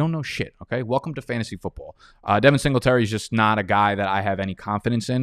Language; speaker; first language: English; native; English